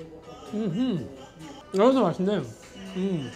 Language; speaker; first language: English; non-native, learner; Korean